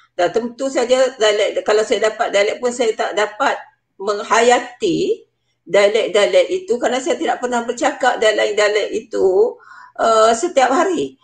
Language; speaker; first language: Malay; native; Malay